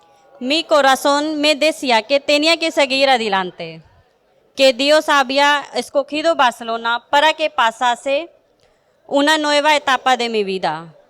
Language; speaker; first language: Spanish; non-native, learner; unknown